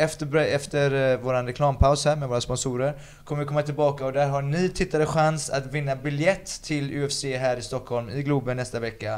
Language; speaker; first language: Swedish; native; Swedish